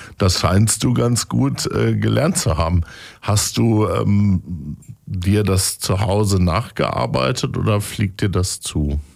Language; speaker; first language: German; native; German